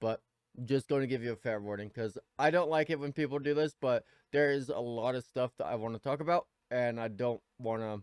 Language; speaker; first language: English; native; English